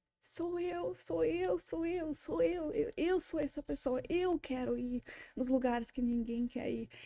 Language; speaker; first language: Portuguese; non-native, fluent; Ukrainian